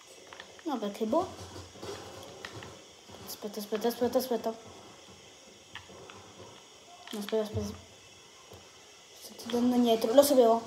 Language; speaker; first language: Italian; native; Italian